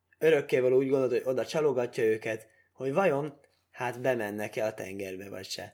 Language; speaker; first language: Hungarian; early bilingual, heritage; Hungarian